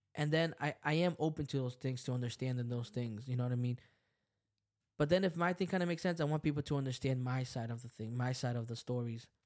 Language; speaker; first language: English; early bilingual, other home language; Spanish